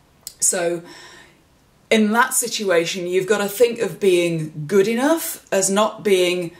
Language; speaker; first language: English; native; English